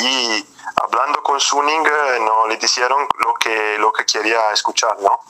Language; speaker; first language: Spanish; non-native, fluent; Italian